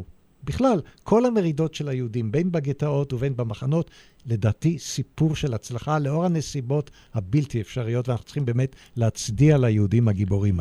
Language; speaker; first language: Hebrew; native; Hebrew